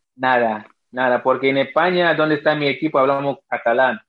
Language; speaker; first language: Spanish; non-native, fluent; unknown